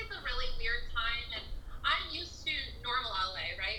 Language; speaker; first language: English; native; English